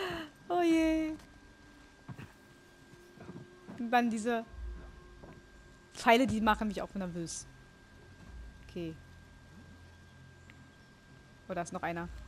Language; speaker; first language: German; native; German